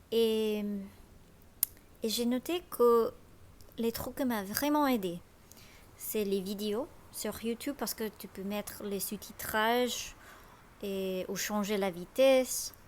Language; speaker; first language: French; non-native, fluent; Spanish